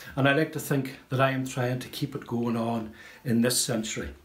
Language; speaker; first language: English; native; English